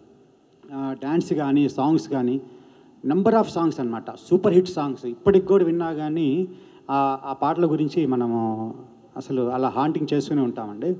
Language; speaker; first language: Telugu; native; Telugu